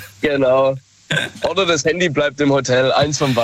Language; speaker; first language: German; native; German